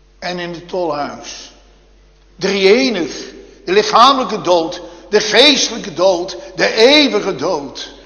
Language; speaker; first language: Dutch; native; Dutch